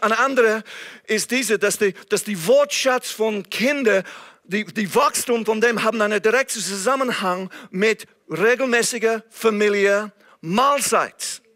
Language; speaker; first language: German; non-native, fluent; English